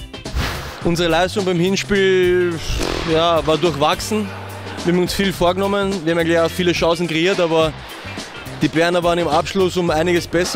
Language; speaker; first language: German; native; German